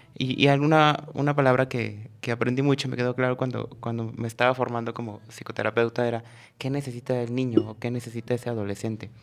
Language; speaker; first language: Spanish; native; Spanish